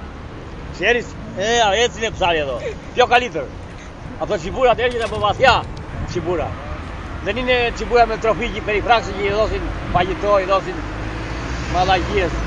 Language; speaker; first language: Greek; non-native, learner; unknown